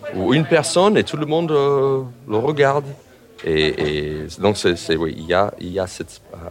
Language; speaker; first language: French; non-native, fluent; English